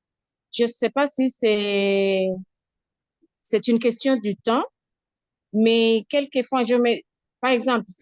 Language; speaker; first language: French; non-native, fluent; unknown